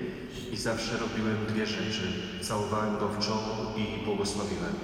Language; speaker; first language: Polish; native; Polish